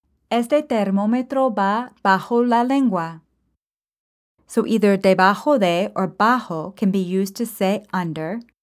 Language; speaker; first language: Spanish; non-native, fluent; English